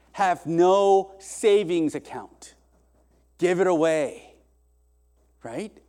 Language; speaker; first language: English; early bilingual, other home language; Korean